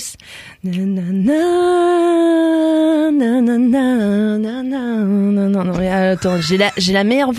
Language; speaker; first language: French; native; French